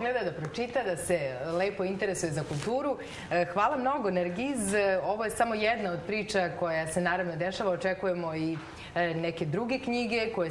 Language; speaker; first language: Serbian; native; Serbian